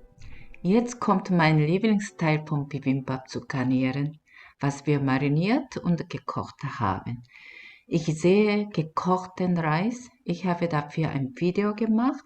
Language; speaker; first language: German; non-native, fluent; Korean